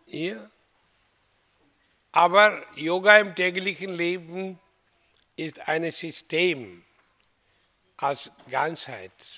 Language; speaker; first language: German; non-native, fluent; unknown